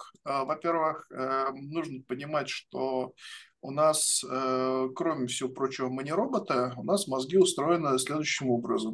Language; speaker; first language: Russian; native; Russian